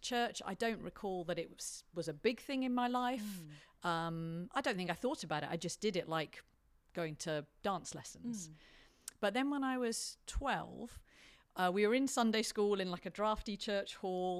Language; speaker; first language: English; native; English